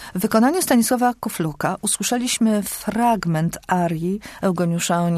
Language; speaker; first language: Polish; native; Polish